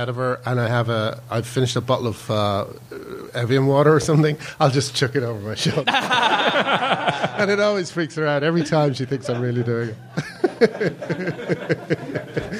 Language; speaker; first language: English; native; English